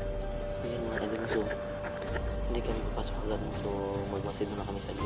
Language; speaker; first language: Filipino; non-native, local second language; Cebuano